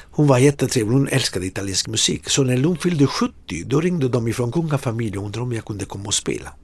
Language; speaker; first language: Swedish; non-native, fluent; Italian